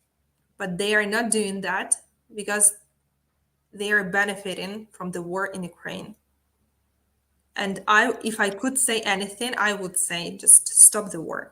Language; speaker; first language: English; non-native, fluent; Ukrainian